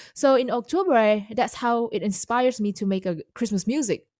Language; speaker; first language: English; non-native, fluent; Indonesian